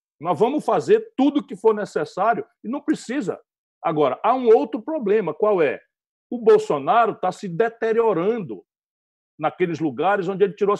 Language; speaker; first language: Portuguese; native; Portuguese